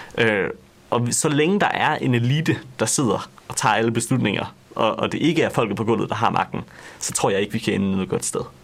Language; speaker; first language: Danish; native; Danish